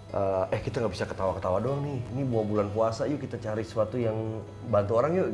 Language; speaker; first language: Indonesian; native; Indonesian